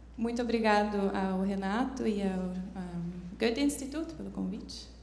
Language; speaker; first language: Portuguese; native; Portuguese